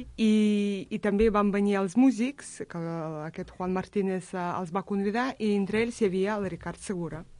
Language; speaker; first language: Catalan; non-native, fluent; Russian